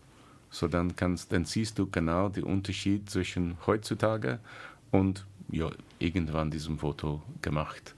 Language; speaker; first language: German; non-native, learner; English